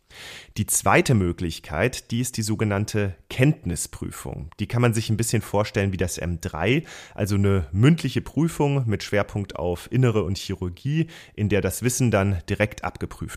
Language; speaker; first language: German; native; German